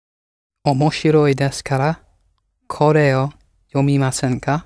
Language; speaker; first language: Japanese; non-native, learner; English